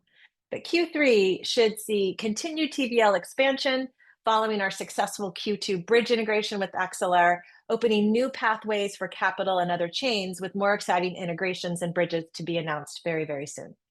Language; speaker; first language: English; native; English